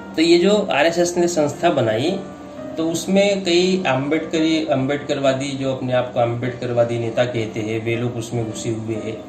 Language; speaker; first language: Hindi; non-native, local second language; Marathi